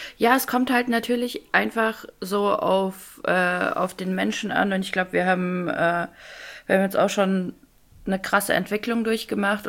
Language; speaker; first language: German; early bilingual, other home language; Polish